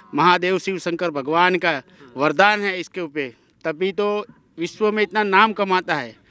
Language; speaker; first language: Hindi; non-native, local second language; Gujarati